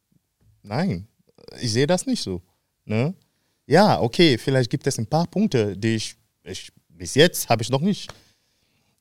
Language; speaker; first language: German; non-native, fluent; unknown